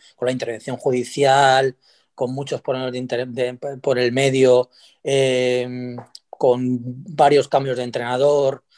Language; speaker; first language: Spanish; native; Spanish